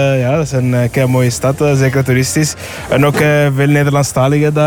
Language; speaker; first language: Dutch; early bilingual, other home language; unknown